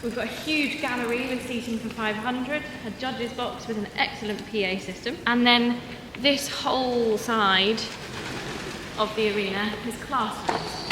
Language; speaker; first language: English; native; English